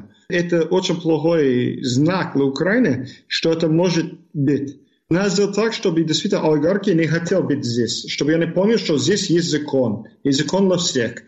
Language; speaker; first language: Russian; non-native, fluent; English